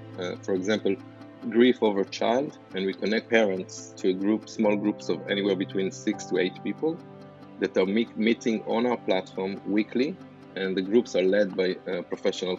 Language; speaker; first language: English; non-native, fluent; Hebrew